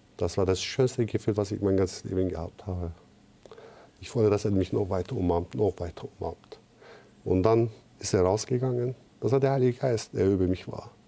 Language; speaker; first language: German; non-native, fluent; Turkish